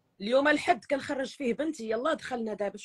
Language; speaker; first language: Arabic; native; Arabic